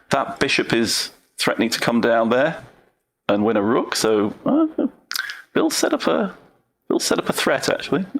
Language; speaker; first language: English; native; English